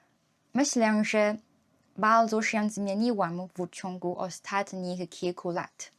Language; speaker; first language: Polish; non-native, learner; Chinese